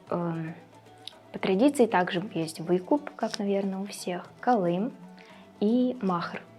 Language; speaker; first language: Russian; native; Russian